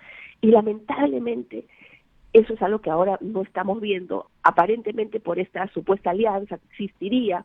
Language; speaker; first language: Spanish; native; Spanish